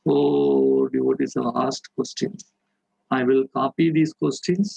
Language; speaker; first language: English; non-native, local second language; Tamil